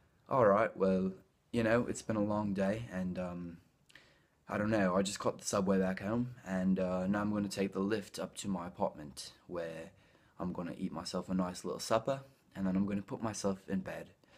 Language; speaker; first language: English; native; English